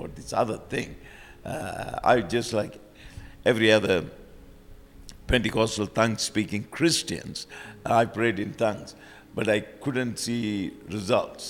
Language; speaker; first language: English; non-native, local second language; Tamil